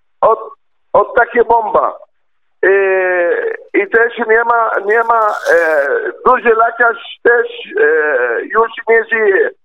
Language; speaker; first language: Polish; non-native, learner; Arabic